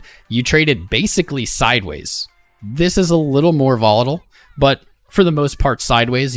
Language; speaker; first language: English; native; English